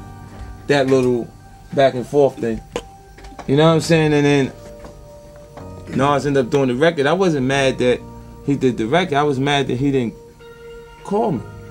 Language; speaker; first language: English; native; English